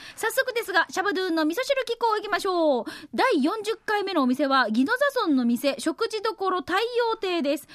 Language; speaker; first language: Japanese; native; Japanese